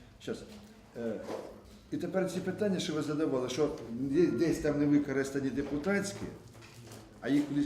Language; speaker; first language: Ukrainian; native; Ukrainian